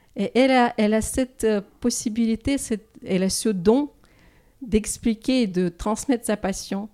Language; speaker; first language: French; non-native, fluent; Russian